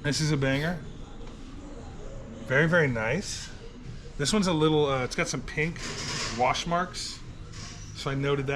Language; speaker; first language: English; native; English